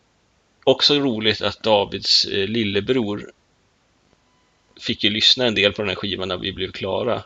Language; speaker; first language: Swedish; native; Swedish